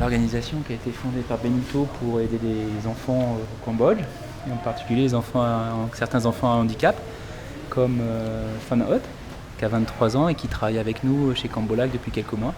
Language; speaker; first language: French; native; French